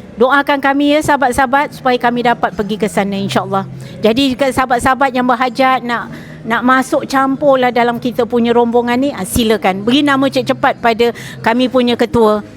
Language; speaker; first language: Malay; native; Malay